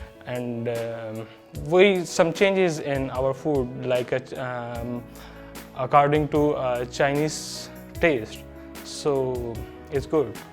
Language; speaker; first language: English; non-native, learner; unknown